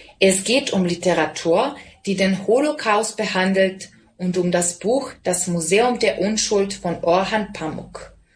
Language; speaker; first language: German; non-native, fluent; Serbian